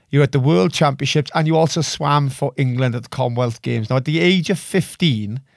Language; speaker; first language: English; native; English